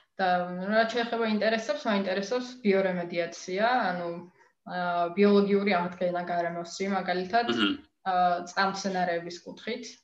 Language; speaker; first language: Georgian; native; Georgian